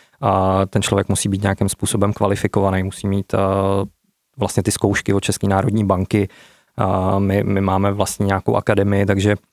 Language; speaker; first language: Czech; native; Czech